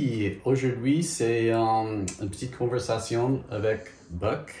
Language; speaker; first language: French; non-native, fluent; English